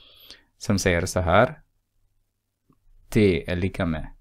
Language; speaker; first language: Swedish; non-native, fluent; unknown